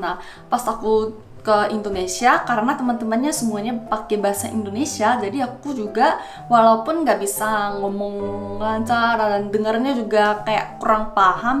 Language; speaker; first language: Indonesian; non-native, fluent; Korean